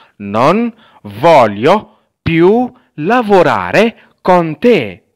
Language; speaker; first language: Italian; non-native, fluent; Arabic